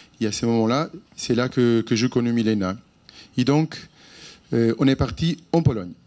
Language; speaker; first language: French; non-native, fluent; Portuguese